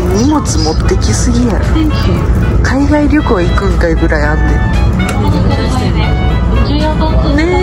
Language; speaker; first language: Japanese; native; Japanese